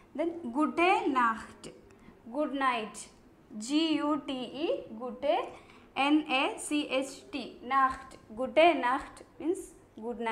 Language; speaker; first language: German; non-native, learner; Malayalam